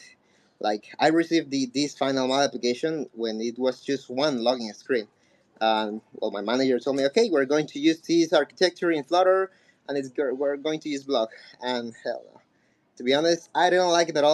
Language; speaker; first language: English; non-native, fluent; Spanish